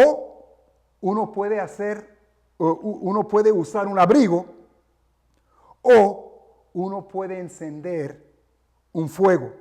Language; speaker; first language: Spanish; non-native, fluent; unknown